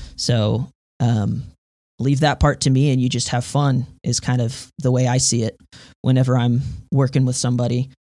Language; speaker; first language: English; native; English